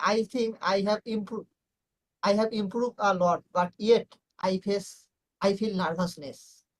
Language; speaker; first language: English; non-native, learner; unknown